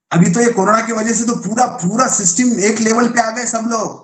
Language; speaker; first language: Hindi; non-native, local second language; Marathi